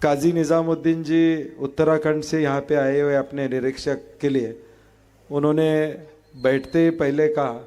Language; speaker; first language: Hindi; non-native, local second language; Marathi